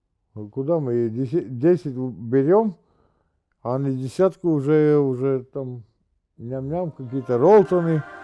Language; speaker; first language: Russian; native; Russian